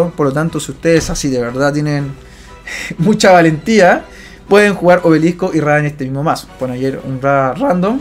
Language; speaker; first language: Spanish; native; Spanish